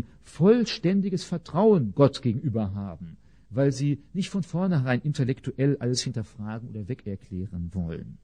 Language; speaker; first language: German; native; German